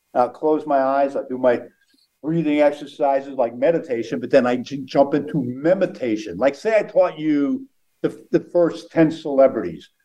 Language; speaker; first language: English; native; English